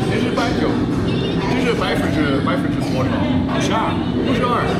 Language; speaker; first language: Chinese; non-native, learner; German